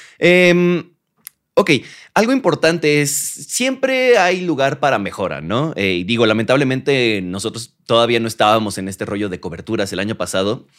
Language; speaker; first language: Spanish; native; Spanish